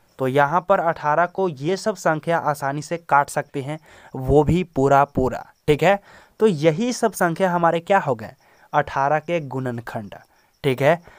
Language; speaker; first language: Hindi; native; Hindi